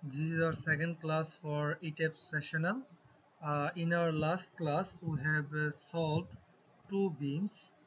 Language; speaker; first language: English; non-native, local second language; Bangla